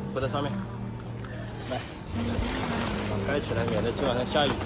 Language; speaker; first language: Chinese; native; Chinese